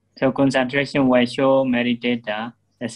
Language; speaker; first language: English; non-native, learner; Burmese